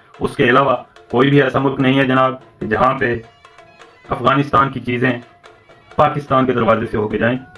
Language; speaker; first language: Urdu; non-native, local second language; Northern Hindko